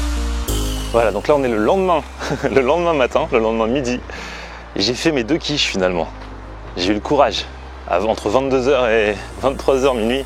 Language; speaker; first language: French; native; French